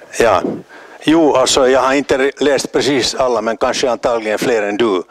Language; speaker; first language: Swedish; native; Swedish